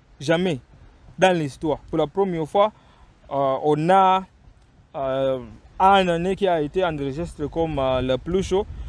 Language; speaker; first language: French; non-native, fluent; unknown